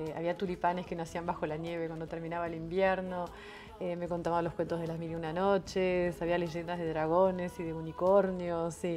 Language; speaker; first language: Spanish; non-native, fluent; French